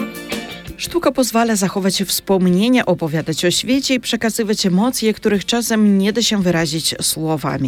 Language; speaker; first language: Polish; native; Polish